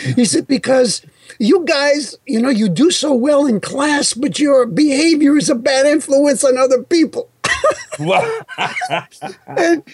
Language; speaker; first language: English; early bilingual, other home language; Italian